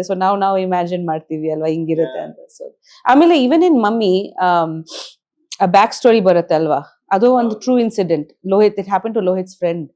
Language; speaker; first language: Kannada; non-native, fluent; Bangla